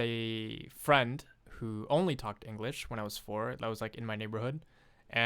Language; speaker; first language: English; non-native, fluent; French